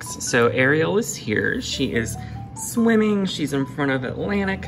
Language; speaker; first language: English; native; English